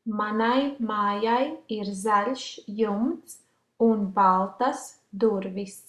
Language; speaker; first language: Latvian; non-native, learner; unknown